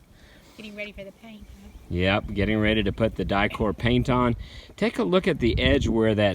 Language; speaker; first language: English; native; English